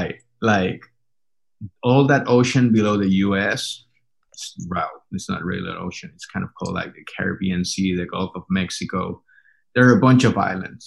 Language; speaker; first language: English; non-native, fluent; Spanish